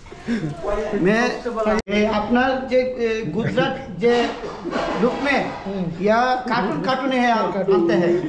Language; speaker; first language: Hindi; non-native, learner; Bangla